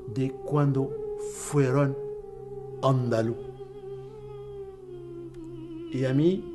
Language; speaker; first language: Spanish; non-native, fluent; Arabic